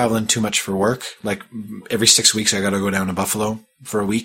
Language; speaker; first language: English; native; English